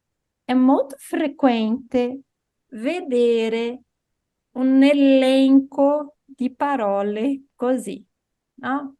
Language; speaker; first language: Italian; non-native, fluent; Portuguese